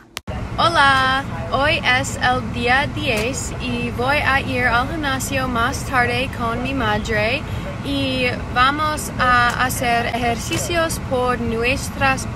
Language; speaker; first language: Spanish; non-native, learner; English